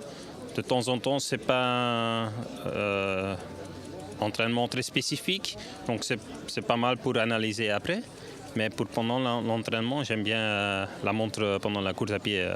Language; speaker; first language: French; non-native, learner; Dutch